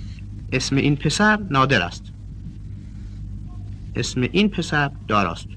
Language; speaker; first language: Persian; non-native, learner; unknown